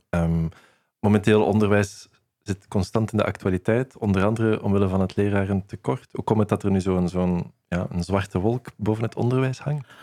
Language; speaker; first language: Dutch; native; Dutch